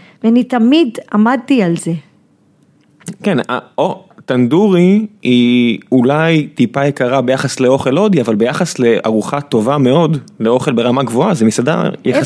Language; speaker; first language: Hebrew; native; Hebrew